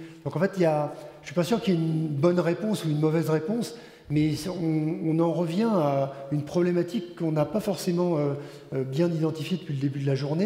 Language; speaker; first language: French; native; French